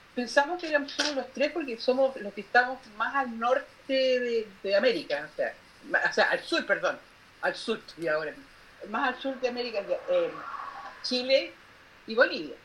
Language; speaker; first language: Spanish; native; Spanish